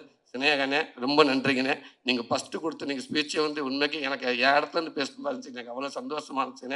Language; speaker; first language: Tamil; native; Tamil